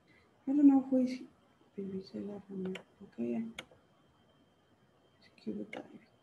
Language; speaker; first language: English; non-native, learner; Spanish